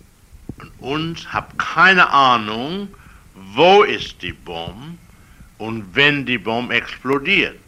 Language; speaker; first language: German; non-native, learner; English